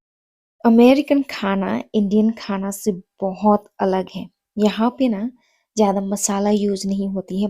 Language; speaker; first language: Hindi; non-native, local second language; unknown